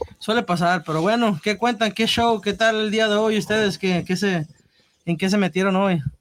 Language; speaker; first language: Spanish; early bilingual, heritage; Spanish